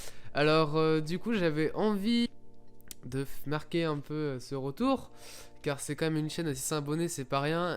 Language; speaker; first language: French; native; French